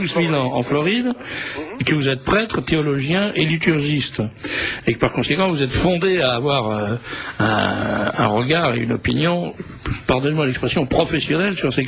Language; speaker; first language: French; native; French